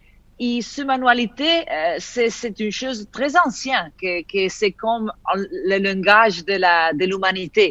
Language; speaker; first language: French; non-native, fluent; Italian